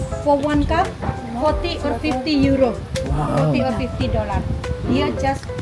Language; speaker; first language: English; non-native, learner; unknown